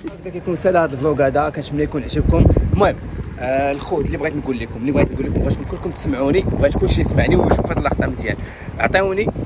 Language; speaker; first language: Arabic; native; Arabic